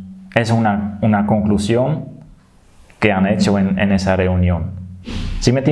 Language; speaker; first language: Spanish; non-native, fluent; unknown